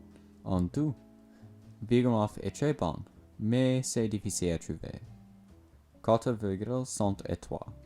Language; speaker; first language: French; non-native, learner; English